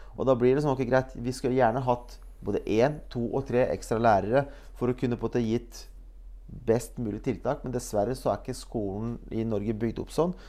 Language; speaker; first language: Norwegian; early bilingual, other home language; Bosnian